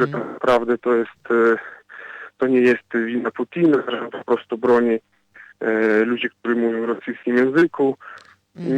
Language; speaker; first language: Polish; non-native, fluent; Ukrainian